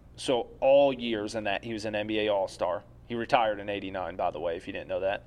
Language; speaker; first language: English; native; English